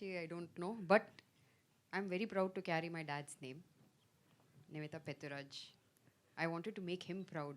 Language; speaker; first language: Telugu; non-native, fluent; Tamil